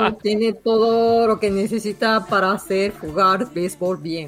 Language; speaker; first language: Spanish; non-native, learner; Japanese